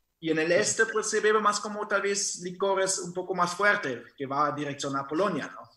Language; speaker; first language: Spanish; non-native, fluent; German